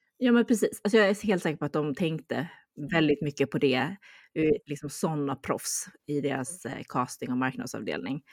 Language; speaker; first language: Swedish; early bilingual, other home language; Chinese